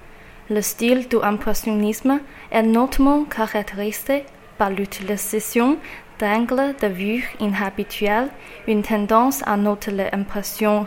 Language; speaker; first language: French; non-native, learner; Chinese